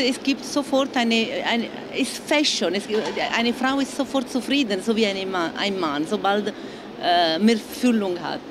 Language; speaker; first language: German; non-native, fluent; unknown